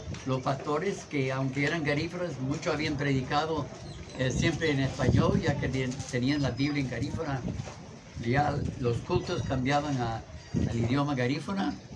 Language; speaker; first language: Spanish; non-native, fluent; English